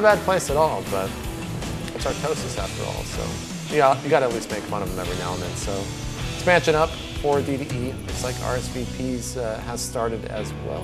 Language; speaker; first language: English; native; English